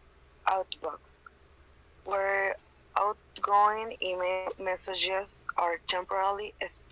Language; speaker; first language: English; non-native, learner; Spanish